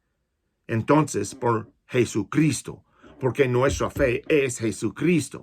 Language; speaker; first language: Spanish; non-native, fluent; English